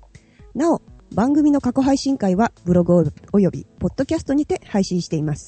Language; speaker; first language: Japanese; native; Japanese